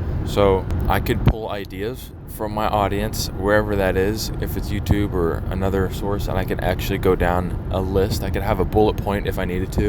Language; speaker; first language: English; native; English